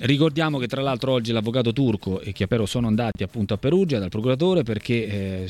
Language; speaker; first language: Italian; native; Italian